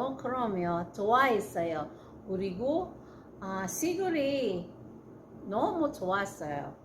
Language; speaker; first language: Korean; non-native, learner; Cebuano